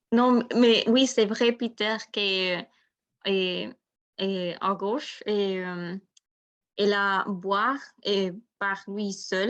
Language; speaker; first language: French; non-native, learner; Spanish